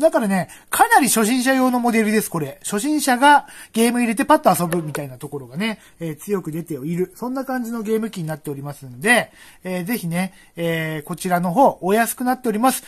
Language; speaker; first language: Japanese; native; Japanese